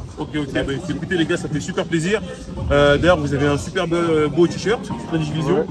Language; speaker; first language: French; native; French